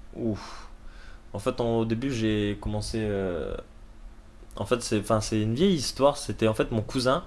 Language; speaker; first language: French; native; French